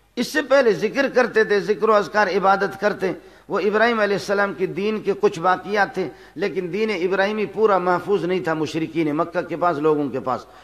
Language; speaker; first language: Urdu; non-native, local second language; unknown